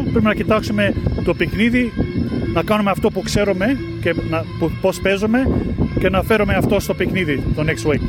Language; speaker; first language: Greek; early bilingual, heritage; English